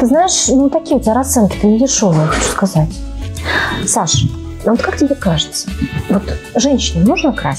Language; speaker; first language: Russian; native; Russian